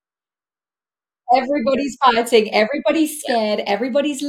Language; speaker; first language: English; native; English